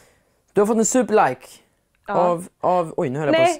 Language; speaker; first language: Swedish; native; Swedish